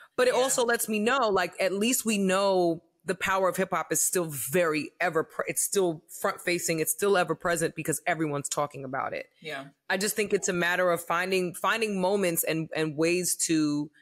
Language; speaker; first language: English; native; English